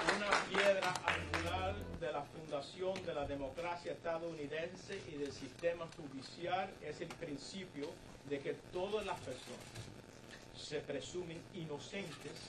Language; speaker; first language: Spanish; early bilingual, heritage; Spanish